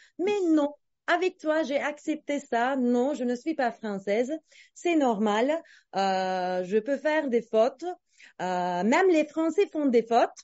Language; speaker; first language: French; non-native, fluent; Turkish